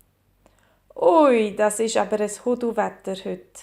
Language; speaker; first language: German; native; German